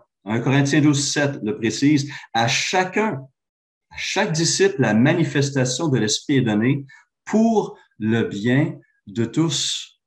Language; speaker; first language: French; native; French